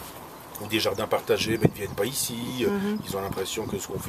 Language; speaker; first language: French; native; French